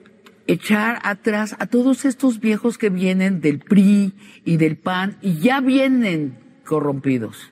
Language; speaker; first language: Spanish; native; Spanish